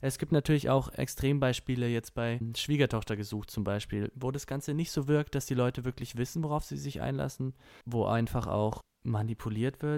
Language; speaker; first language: German; native; German